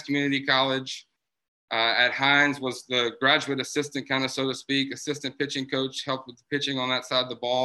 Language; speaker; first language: English; native; English